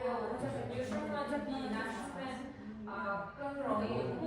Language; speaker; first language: Chinese; non-native, learner; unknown